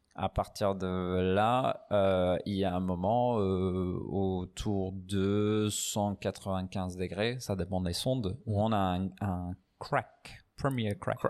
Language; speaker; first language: French; non-native, fluent; English